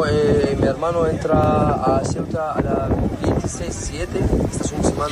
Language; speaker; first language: Spanish; non-native, learner; Arabic